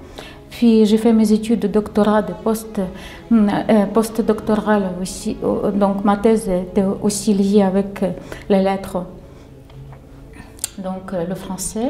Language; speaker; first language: French; non-native, fluent; Ukrainian